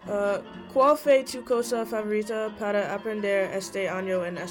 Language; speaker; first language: Spanish; non-native, fluent; English